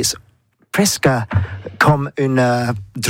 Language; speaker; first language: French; non-native, learner; English